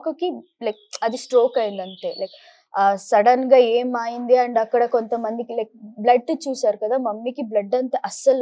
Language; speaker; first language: Telugu; non-native, local second language; Kannada